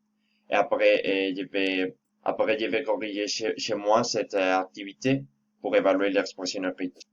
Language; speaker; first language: French; non-native, fluent; Spanish